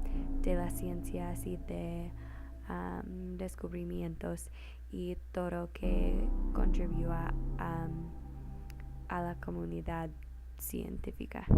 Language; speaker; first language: Spanish; non-native, learner; English